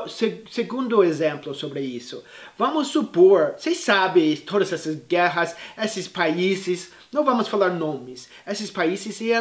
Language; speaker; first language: Portuguese; non-native, fluent; English